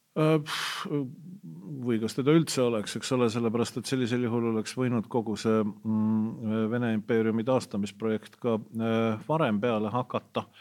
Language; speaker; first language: Estonian; native; Estonian